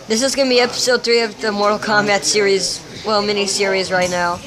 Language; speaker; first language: English; native; English